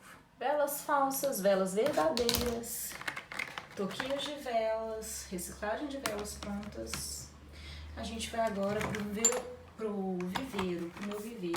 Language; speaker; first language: Portuguese; native; Portuguese